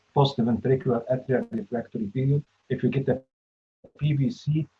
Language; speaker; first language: English; non-native, fluent; Arabic